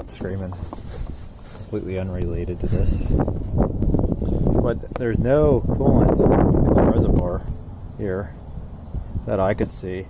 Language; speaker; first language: English; native; English